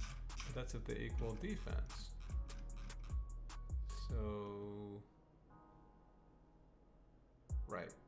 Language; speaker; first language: English; native; English